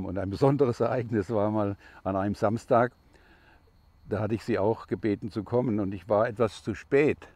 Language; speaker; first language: German; non-native, fluent; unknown